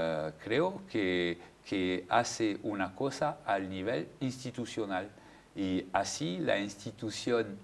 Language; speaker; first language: Spanish; non-native, fluent; French